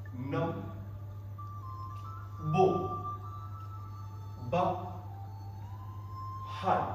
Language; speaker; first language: Vietnamese; non-native, learner; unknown